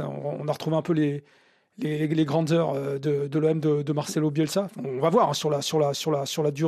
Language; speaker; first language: French; native; French